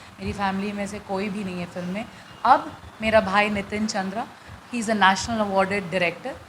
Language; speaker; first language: Hindi; non-native, local second language; Bhojpuri